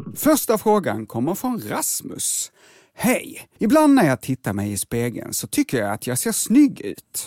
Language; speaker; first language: Swedish; native; Swedish